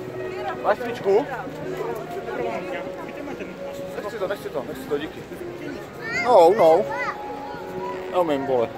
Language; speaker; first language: Czech; native; Czech